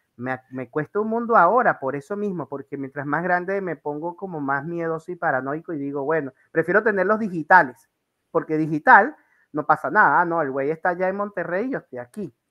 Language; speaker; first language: Spanish; native; Spanish